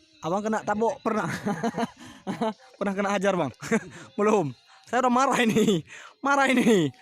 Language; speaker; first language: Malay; non-native, local second language; Achinese